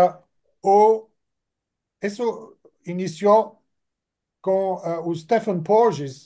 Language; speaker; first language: Portuguese; non-native, fluent; French